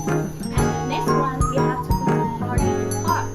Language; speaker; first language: English; non-native, learner; Thai